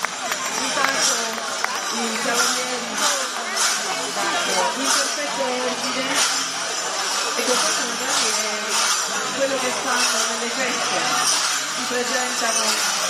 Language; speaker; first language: Italian; native; Italian